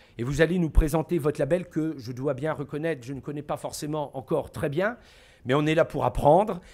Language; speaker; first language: French; native; French